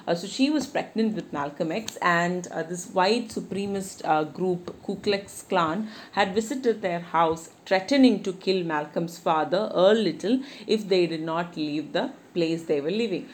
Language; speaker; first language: English; non-native, local second language; Malayalam